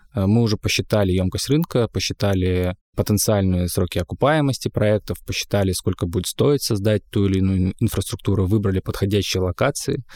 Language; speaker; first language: Russian; native; Russian